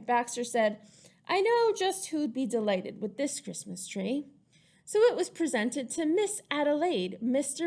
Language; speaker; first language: English; native; English